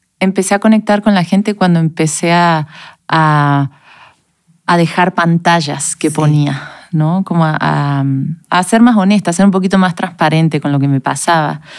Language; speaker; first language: Spanish; native; Spanish